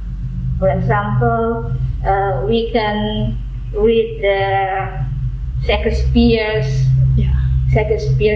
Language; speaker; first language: English; non-native, fluent; Indonesian